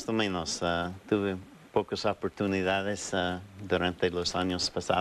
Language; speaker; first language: Spanish; non-native, fluent; English